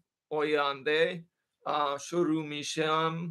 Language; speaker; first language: Persian; non-native, learner; English